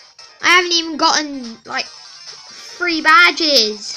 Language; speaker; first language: English; native; English